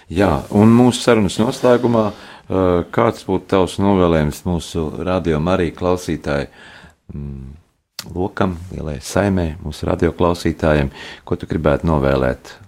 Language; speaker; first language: Latvian; native; Latvian